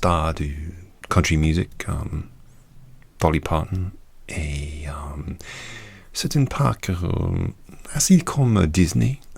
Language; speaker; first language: French; non-native, learner; English